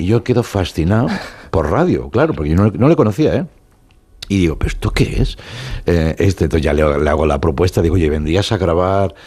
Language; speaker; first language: Spanish; non-native, local second language; Catalan